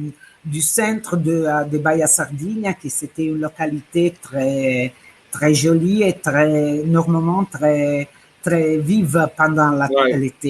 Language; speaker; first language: French; non-native, fluent; Italian